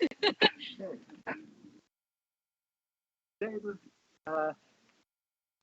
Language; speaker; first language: English; non-native, learner; Japanese